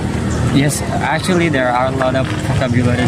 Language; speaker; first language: English; non-native, learner; Indonesian